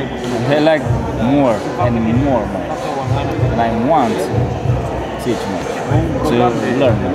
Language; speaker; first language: English; non-native, learner; Romanian